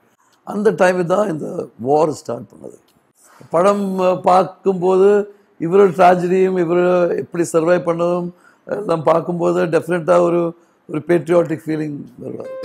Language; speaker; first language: Tamil; non-native, learner; Malayalam